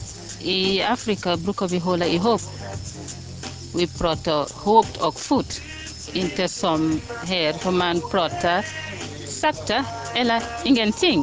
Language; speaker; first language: Swedish; non-native, fluent; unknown